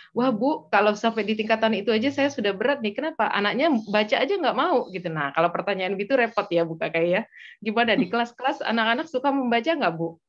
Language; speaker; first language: Indonesian; native; Indonesian